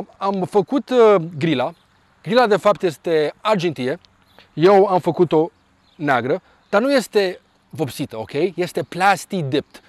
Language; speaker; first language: Romanian; early bilingual, heritage; Romanian